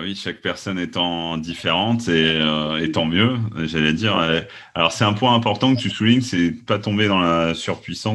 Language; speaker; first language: French; native; French